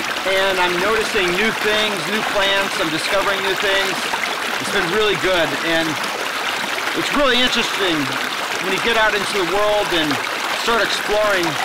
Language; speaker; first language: English; native; English